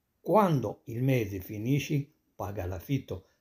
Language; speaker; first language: Italian; non-native, fluent; Arabic